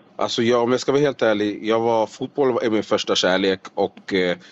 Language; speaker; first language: Swedish; native; Swedish